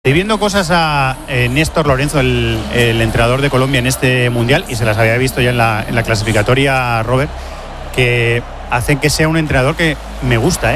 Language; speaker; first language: Spanish; native; Spanish